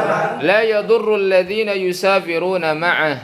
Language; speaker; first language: Arabic; non-native, fluent; Indonesian